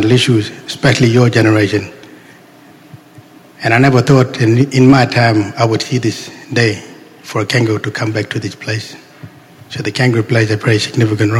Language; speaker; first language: English; non-native, local second language; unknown